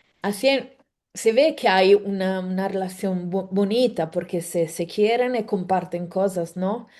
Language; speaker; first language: Spanish; non-native, fluent; Italian